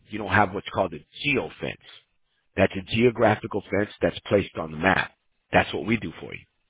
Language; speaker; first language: English; native; English